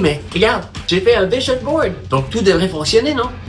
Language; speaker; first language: French; native; French